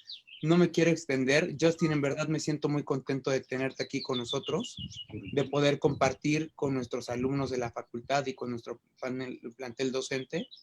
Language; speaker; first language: Spanish; native; Spanish